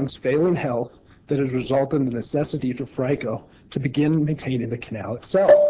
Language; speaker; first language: English; native; English